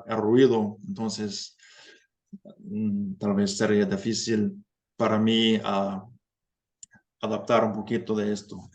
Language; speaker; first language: Spanish; non-native, fluent; English